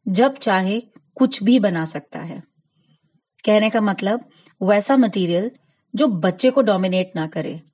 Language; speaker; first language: Hindi; non-native, local second language; Gujarati